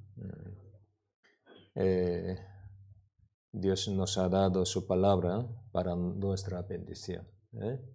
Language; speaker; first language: Spanish; non-native, learner; Korean